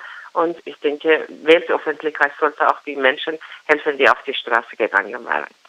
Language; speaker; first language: German; non-native, fluent; Persian